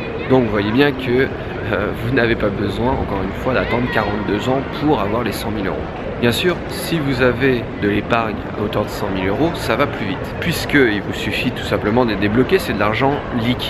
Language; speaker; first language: French; native; French